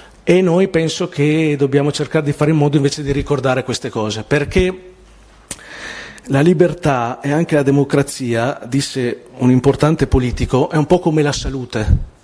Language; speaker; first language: Italian; native; Italian